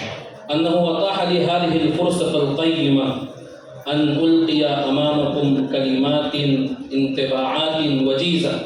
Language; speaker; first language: Arabic; non-native, fluent; Urdu